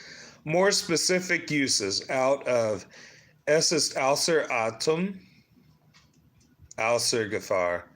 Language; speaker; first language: German; non-native, learner; English